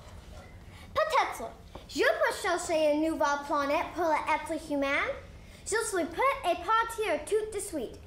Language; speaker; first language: French; non-native, learner; English